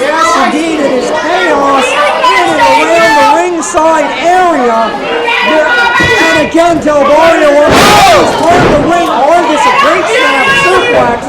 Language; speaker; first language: English; native; English